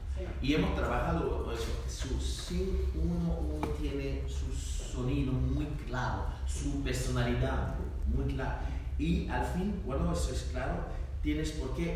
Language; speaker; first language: Spanish; non-native, learner; French